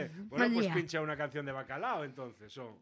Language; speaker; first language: Spanish; native; Spanish